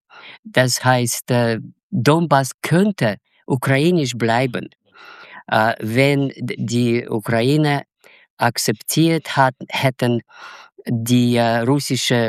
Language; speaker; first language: German; non-native, learner; Russian